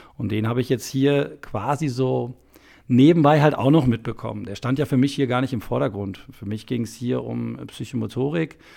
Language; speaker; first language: German; native; German